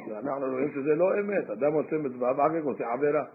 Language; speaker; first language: Hebrew; non-native, fluent; English